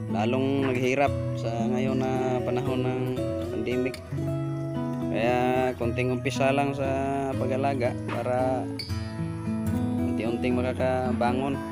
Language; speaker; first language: Filipino; non-native, local second language; Waray